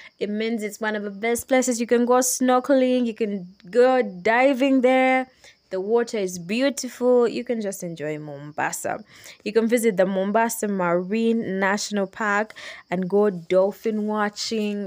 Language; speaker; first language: English; non-native, local second language; Ganda